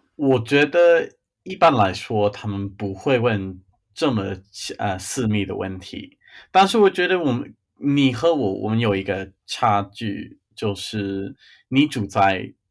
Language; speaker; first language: Chinese; non-native, fluent; English